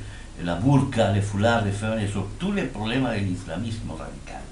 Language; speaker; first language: French; non-native, fluent; Spanish